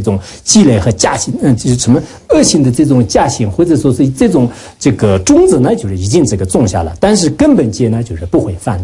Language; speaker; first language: Chinese; non-native, local second language; Tibetan